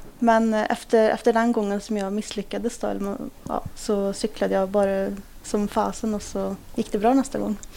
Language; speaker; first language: Swedish; early bilingual, other home language; Kurdish